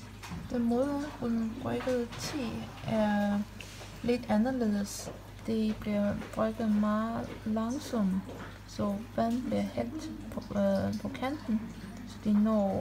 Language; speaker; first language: Danish; non-native, fluent; Chinese